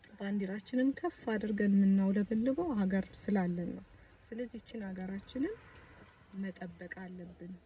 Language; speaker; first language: Amharic; native; Amharic